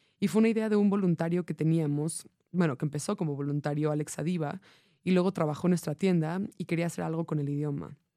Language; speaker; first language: Spanish; non-native, fluent; English